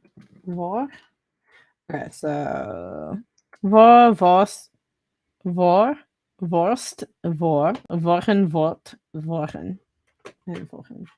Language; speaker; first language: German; non-native, learner; English